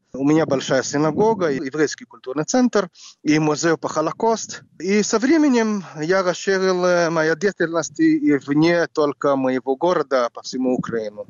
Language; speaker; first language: Russian; non-native, fluent; Hebrew